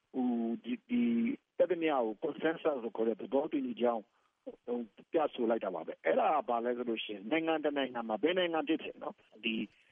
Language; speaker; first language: Burmese; native; Burmese